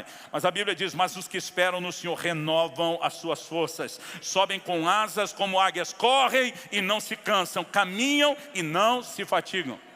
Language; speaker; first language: Portuguese; native; Portuguese